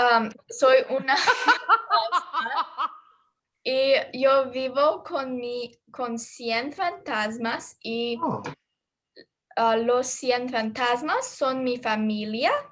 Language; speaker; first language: Spanish; non-native, learner; English